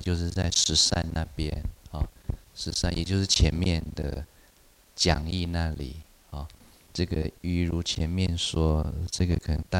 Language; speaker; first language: Chinese; native; Chinese